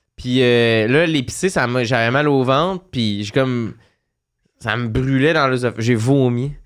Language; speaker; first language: French; native; French